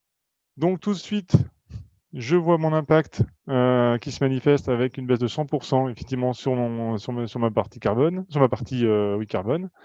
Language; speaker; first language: French; native; French